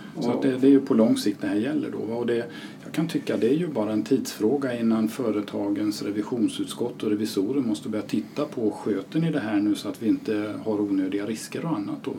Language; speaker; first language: Swedish; native; Swedish